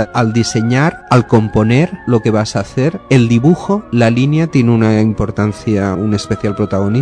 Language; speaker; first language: Spanish; native; Spanish